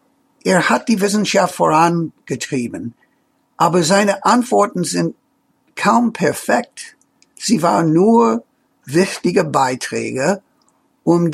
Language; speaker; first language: German; non-native, fluent; English